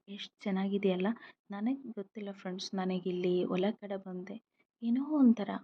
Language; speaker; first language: Kannada; non-native, local second language; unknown